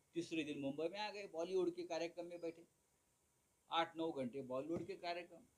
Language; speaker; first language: Hindi; non-native, local second language; Marathi